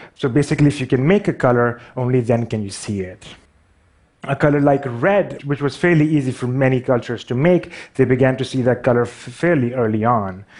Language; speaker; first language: English; non-native, local second language; Urdu